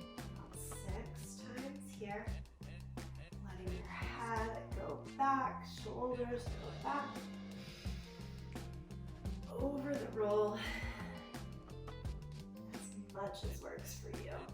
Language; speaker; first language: English; native; English